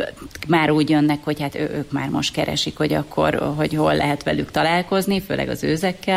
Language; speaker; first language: Hungarian; native; Hungarian